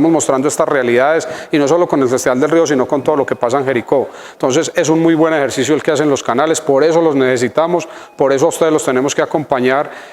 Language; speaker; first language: Spanish; native; Spanish